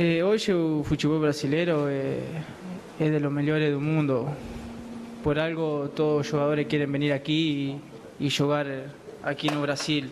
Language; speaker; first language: Portuguese; non-native, learner; Spanish